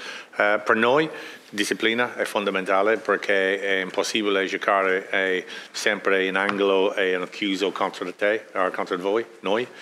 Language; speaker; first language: Italian; non-native, learner; English